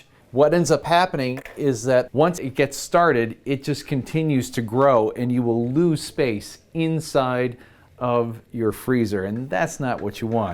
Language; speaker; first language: English; native; English